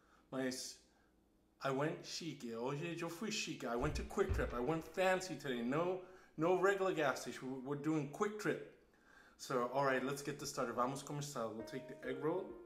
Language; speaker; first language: English; native; English